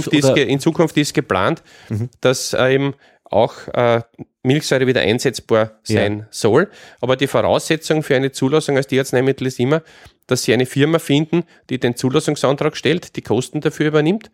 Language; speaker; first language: German; native; German